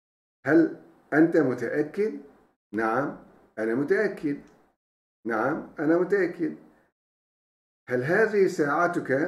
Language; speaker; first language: Arabic; non-native, fluent; Turkish